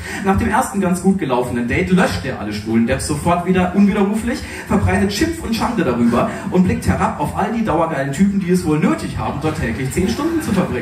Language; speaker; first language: German; native; German